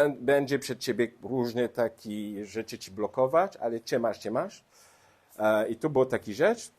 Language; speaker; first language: Polish; non-native, learner; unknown